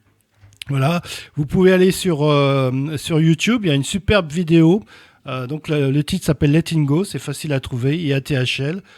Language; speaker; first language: French; native; French